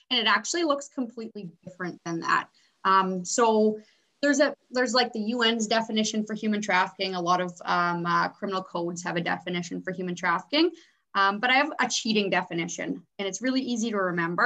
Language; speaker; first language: English; native; English